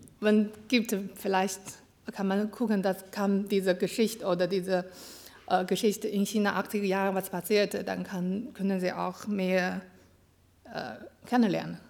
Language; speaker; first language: German; non-native, learner; Chinese